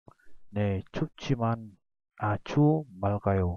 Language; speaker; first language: Korean; non-native, learner; Vietnamese